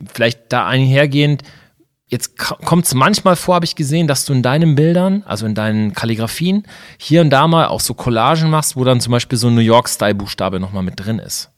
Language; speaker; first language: German; native; German